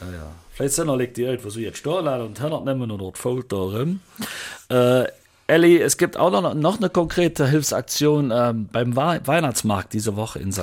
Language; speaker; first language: German; native; German